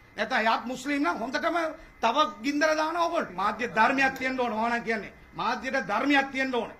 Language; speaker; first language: Sinhala; non-native, local second language; Tamil